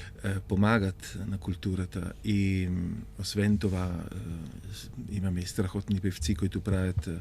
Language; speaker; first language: Bulgarian; non-native, fluent; Italian